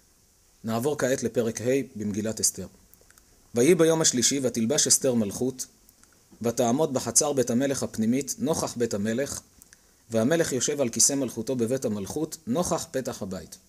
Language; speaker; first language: Hebrew; native; Hebrew